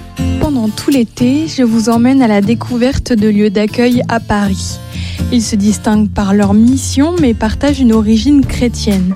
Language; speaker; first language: French; native; French